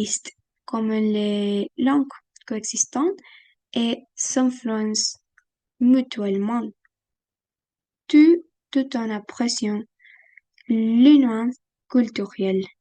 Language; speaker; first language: French; non-native, fluent; Spanish